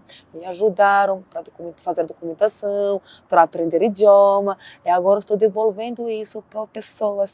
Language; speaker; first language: Portuguese; non-native, learner; Arabic